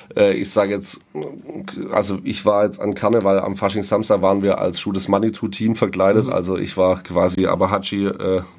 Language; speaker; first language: German; native; German